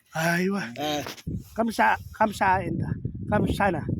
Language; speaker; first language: Arabic; non-native, learner; Filipino